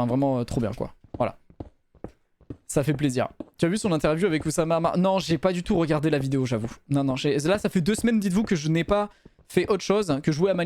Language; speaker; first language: French; native; French